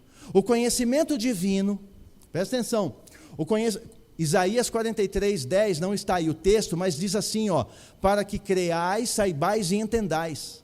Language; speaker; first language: Portuguese; native; Portuguese